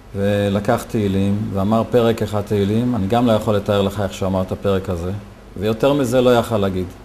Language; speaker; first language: Hebrew; native; Hebrew